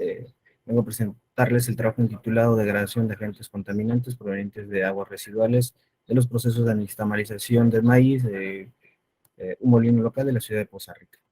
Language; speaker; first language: Spanish; native; Spanish